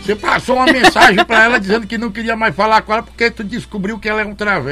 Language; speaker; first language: Portuguese; native; Portuguese